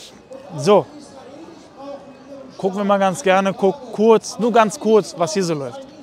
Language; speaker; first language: German; native; German